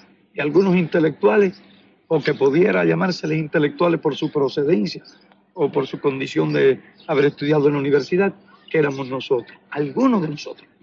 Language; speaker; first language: Spanish; native; Spanish